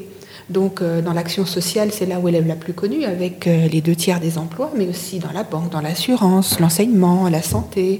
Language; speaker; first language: French; native; French